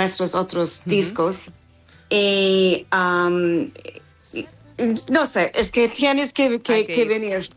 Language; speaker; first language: Spanish; non-native, fluent; English